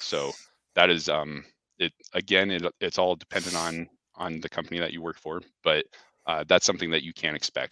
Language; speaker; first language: English; native; English